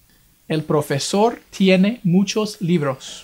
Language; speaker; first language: Spanish; non-native, fluent; English